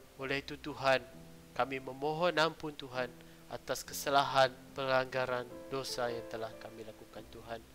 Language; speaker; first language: Malay; non-native, local second language; Iban